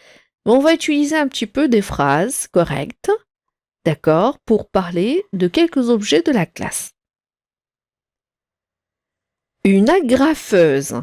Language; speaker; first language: French; non-native, local second language; Arabic